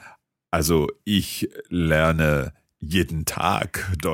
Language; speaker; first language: German; non-native, learner; English